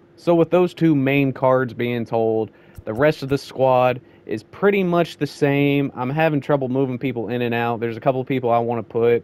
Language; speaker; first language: English; native; English